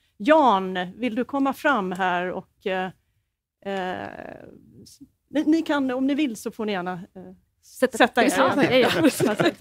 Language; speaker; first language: Swedish; native; Swedish